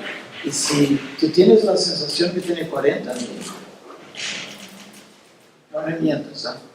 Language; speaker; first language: Spanish; non-native, fluent; Portuguese